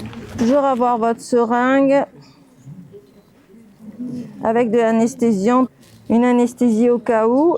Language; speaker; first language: French; native; French